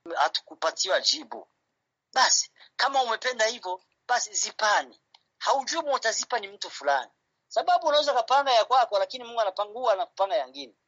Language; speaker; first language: Swahili; non-native, local second language; Rundi